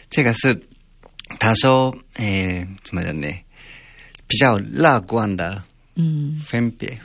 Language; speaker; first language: Chinese; non-native, fluent; Japanese